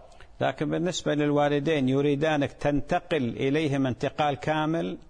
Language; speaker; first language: Arabic; native; Arabic